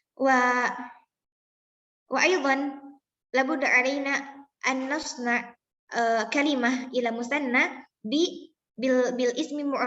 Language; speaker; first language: Arabic; non-native, learner; Indonesian